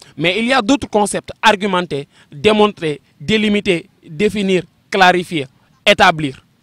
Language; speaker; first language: French; non-native, local second language; Wolof